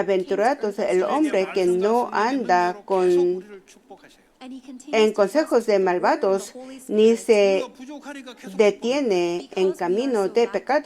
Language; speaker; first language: Spanish; non-native, fluent; Korean